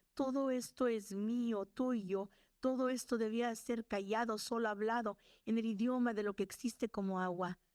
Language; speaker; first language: Spanish; early bilingual, other home language; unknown